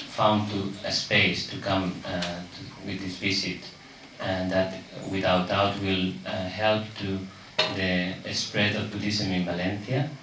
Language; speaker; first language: English; non-native, learner; Spanish